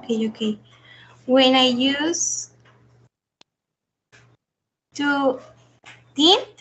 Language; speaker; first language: English; non-native, learner; Spanish